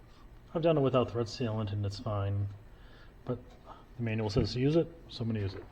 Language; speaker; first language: English; native; English